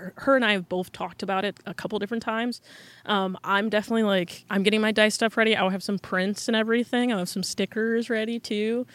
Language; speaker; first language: English; native; English